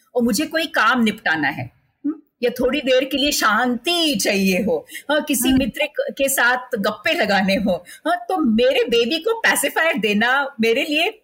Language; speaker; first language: Hindi; non-native, local second language; Marathi